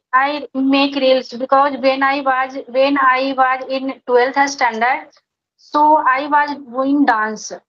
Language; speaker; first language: English; non-native, learner; Hindi